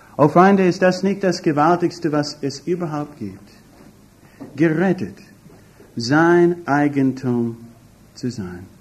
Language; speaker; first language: German; non-native, fluent; English